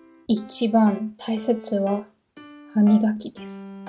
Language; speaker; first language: Japanese; non-native, learner; German